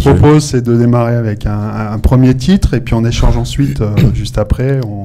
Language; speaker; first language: French; native; French